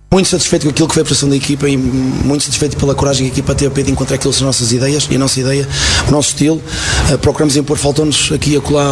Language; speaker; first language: Portuguese; native; Portuguese